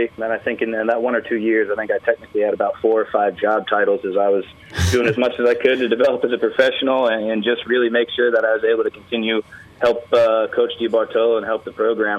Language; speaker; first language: English; native; English